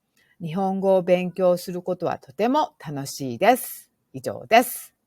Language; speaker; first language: Japanese; non-native, fluent; English